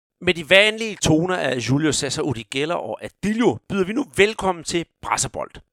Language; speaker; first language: Danish; native; Danish